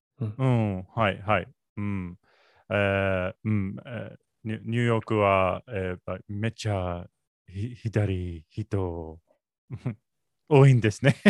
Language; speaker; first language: Japanese; non-native, learner; English